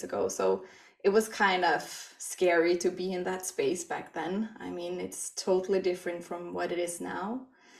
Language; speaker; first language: English; non-native, fluent; Swedish